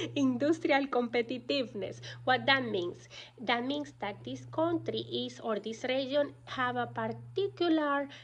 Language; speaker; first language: English; non-native, fluent; Spanish